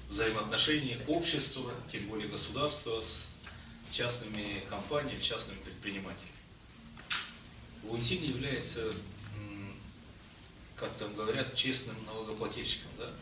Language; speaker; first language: Russian; non-native, local second language; Tuvinian